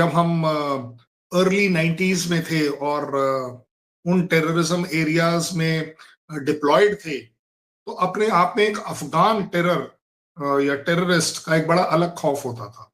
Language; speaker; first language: Hindi; native; Hindi